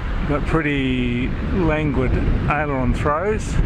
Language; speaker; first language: English; native; English